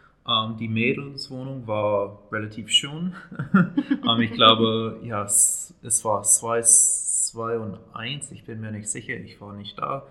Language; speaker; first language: German; non-native, fluent; English